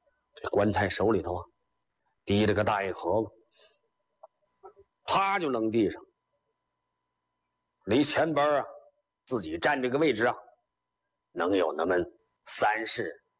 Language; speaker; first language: Chinese; native; Chinese